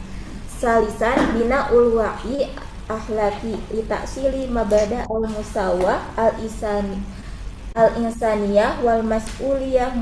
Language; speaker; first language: Arabic; non-native, learner; Indonesian